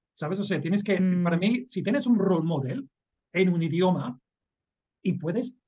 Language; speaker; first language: Spanish; non-native, fluent; English